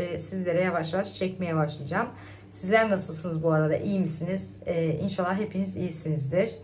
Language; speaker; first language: Turkish; early bilingual, heritage; Turkish